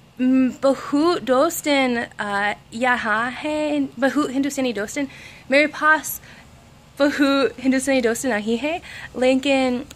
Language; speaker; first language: Hindi; non-native, learner; English